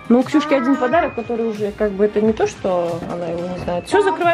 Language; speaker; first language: Russian; native; Russian